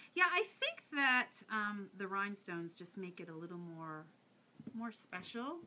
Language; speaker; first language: English; native; English